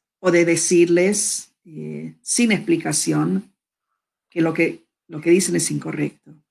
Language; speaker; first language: Spanish; non-native, fluent; English